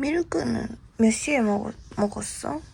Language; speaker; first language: Korean; non-native, fluent; Japanese